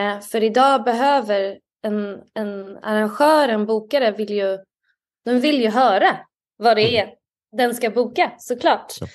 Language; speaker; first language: Swedish; native; Swedish